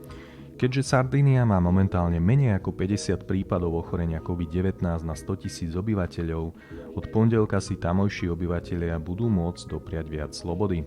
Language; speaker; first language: Slovak; native; Slovak